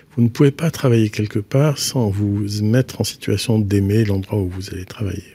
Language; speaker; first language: French; native; French